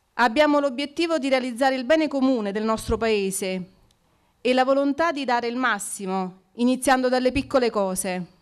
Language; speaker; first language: Italian; native; Italian